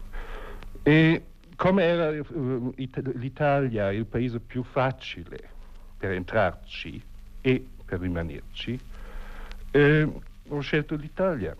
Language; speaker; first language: Italian; non-native, fluent; German